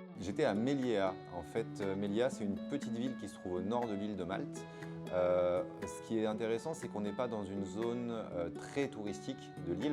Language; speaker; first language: French; native; French